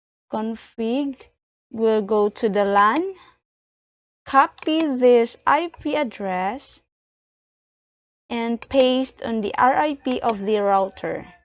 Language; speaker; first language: English; non-native, learner; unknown